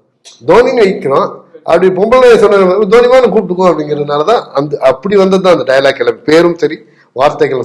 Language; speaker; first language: Tamil; native; Tamil